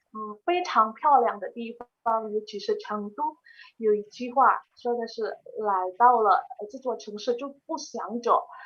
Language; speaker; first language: Chinese; non-native, fluent; Indonesian